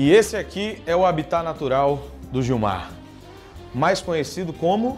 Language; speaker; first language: Portuguese; native; Portuguese